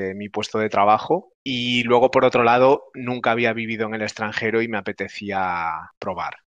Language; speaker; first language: Spanish; native; Spanish